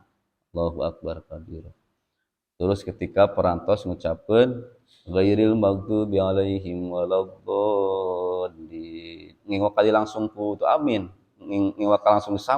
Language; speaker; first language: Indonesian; non-native, local second language; Sundanese